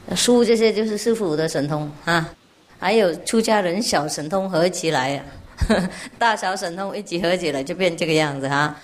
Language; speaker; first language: Chinese; non-native, fluent; Vietnamese